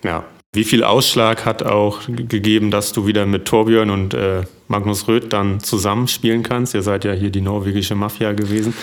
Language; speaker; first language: German; native; German